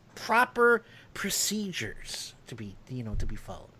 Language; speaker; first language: English; early bilingual, other home language; Italian